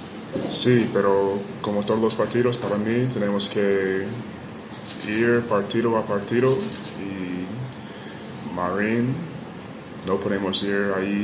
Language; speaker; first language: Spanish; non-native, fluent; English